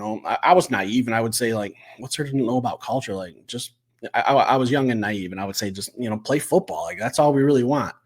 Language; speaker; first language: English; native; English